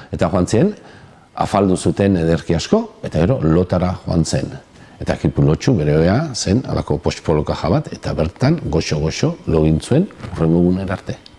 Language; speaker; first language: Basque; native; Basque